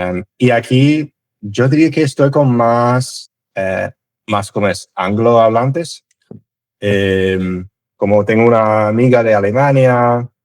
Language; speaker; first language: Spanish; non-native, fluent; English